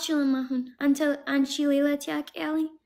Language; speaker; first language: Amharic; non-native, learner; English